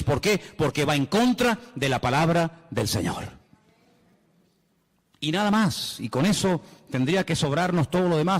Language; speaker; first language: Spanish; native; Spanish